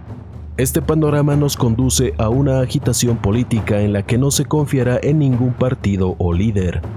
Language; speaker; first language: Spanish; native; Spanish